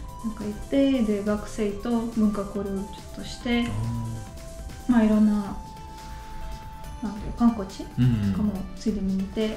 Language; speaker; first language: Japanese; non-native, fluent; Russian